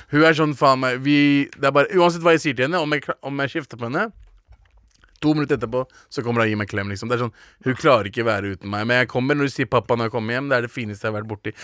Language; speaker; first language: Norwegian; early bilingual, other home language; Urdu